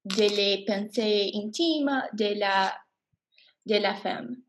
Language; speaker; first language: French; non-native, learner; English